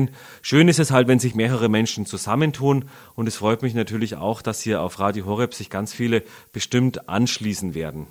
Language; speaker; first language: German; native; German